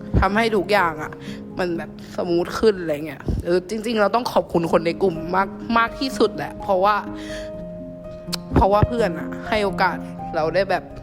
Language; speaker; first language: Thai; native; Thai